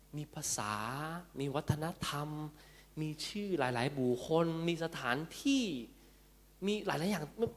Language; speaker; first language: Thai; early bilingual, heritage; Thai